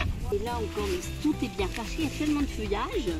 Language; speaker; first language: French; native; French